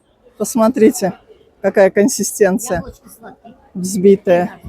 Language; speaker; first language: Russian; native; Russian